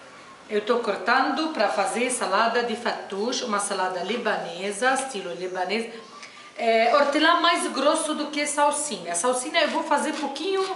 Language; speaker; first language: Portuguese; non-native, fluent; Arabic